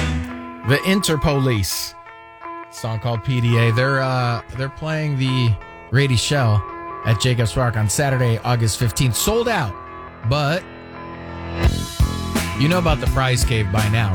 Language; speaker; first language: English; native; English